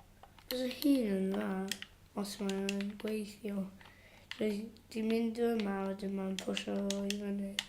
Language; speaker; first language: Welsh; non-native, local second language; English